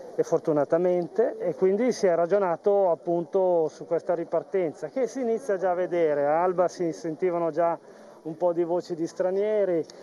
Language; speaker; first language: Italian; native; Italian